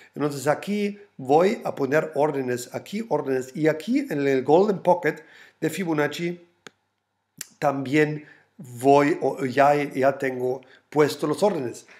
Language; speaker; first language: Spanish; non-native, fluent; German